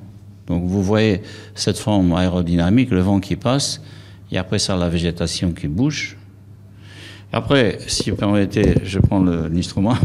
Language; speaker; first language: French; non-native, fluent; Romanian